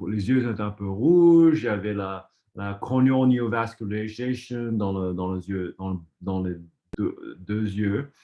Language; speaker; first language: French; non-native, fluent; English